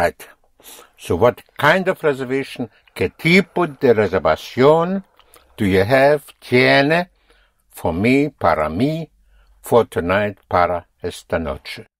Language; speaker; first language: Spanish; non-native, fluent; English